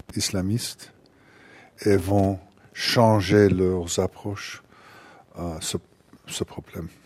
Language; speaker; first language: French; non-native, fluent; English